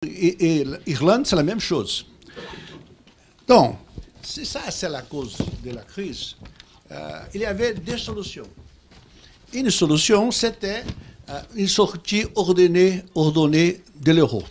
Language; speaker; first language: French; non-native, fluent; Portuguese